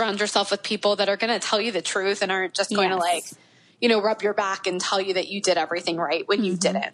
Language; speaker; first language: English; native; English